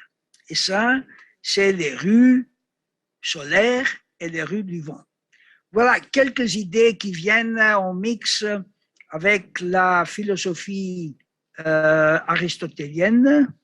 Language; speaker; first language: French; non-native, learner; Greek